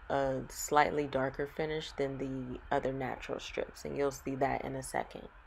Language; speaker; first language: English; native; English